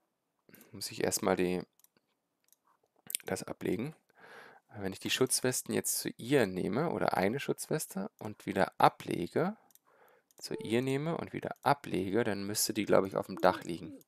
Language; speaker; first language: German; native; German